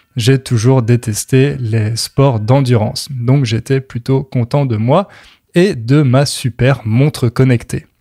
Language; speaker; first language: French; native; French